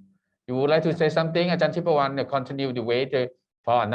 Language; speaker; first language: English; non-native, learner; Thai